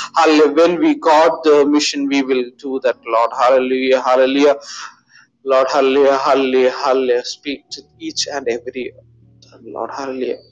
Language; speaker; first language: English; non-native, local second language; Malayalam